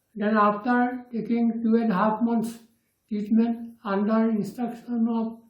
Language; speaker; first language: English; non-native, local second language; Assamese